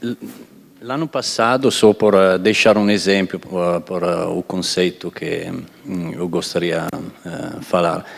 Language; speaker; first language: Portuguese; non-native, fluent; Italian